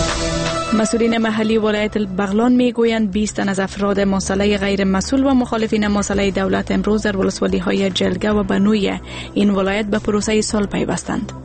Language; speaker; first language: Persian; native; Persian